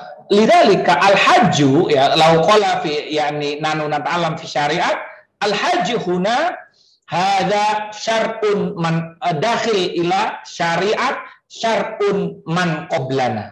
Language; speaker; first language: Arabic; non-native, fluent; Indonesian